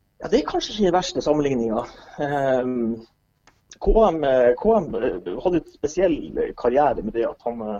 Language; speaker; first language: Norwegian; native; Norwegian